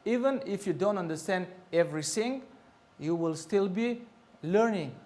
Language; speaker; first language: English; non-native, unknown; Tajik